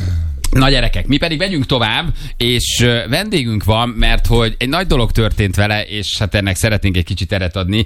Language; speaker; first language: Hungarian; native; Hungarian